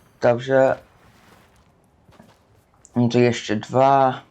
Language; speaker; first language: Polish; early bilingual, heritage; Polish